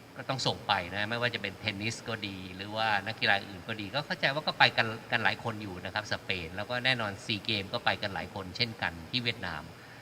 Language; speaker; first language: Thai; native; Thai